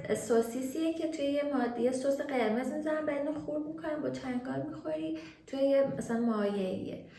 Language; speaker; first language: Persian; native; Persian